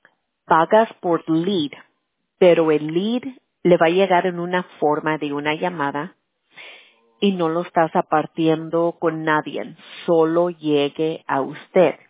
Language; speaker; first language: Spanish; early bilingual, heritage; Spanish